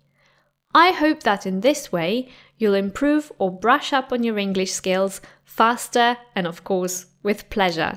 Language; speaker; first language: English; non-native, fluent; Polish